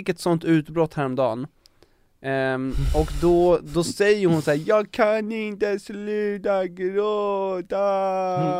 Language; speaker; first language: Swedish; native; Swedish